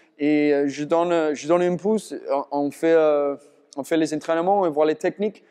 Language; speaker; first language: French; non-native, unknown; English